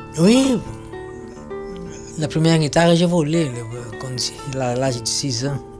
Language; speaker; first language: French; non-native, learner; Portuguese